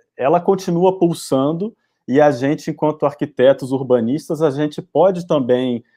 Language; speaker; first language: Portuguese; native; Portuguese